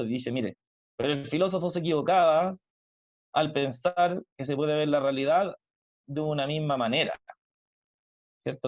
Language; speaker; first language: Spanish; native; Spanish